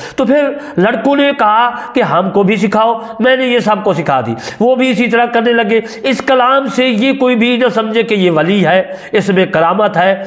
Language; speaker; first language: Urdu; non-native, local second language; Saraiki